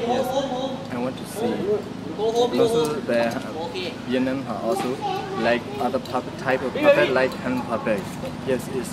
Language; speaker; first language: English; non-native, learner; Burmese